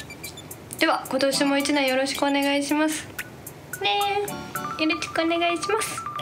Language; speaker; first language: Japanese; native; Japanese